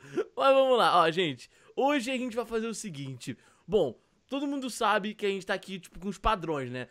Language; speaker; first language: Portuguese; native; Portuguese